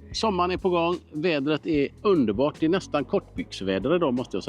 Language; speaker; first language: Swedish; native; Swedish